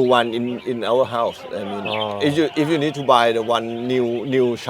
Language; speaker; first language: English; non-native, learner; Thai